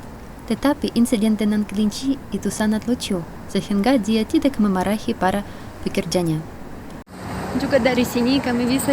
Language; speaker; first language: Indonesian; non-native, fluent; Russian